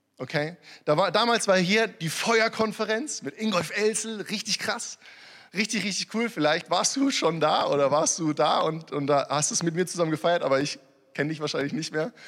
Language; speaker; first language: German; early bilingual, other home language; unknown